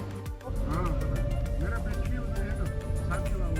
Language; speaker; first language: Hindi; non-native, local second language; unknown